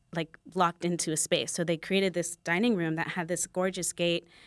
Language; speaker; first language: English; native; English